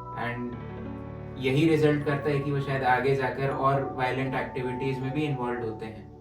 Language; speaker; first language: Hindi; native; Hindi